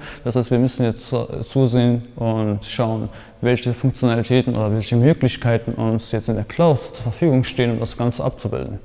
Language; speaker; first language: German; native; German